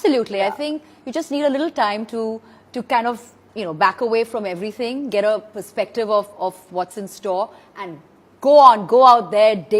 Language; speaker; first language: English; non-native, local second language; Hindi